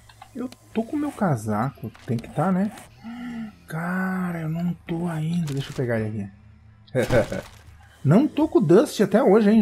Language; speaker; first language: Portuguese; native; Portuguese